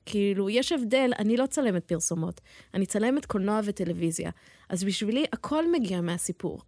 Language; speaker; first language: Hebrew; early bilingual, heritage; Hebrew